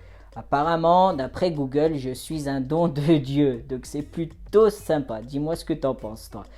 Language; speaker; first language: French; native; French